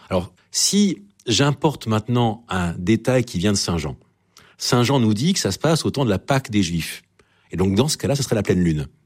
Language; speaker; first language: French; native; French